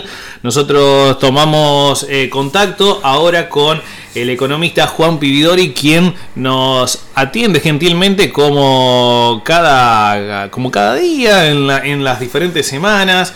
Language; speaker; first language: Spanish; native; Spanish